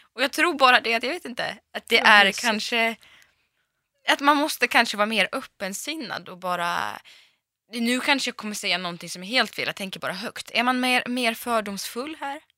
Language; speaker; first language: Swedish; early bilingual, other home language; Russian